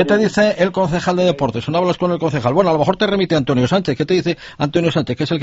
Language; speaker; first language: Spanish; native; Spanish